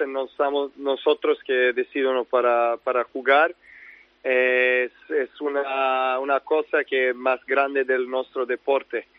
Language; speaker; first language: Spanish; non-native, learner; Serbian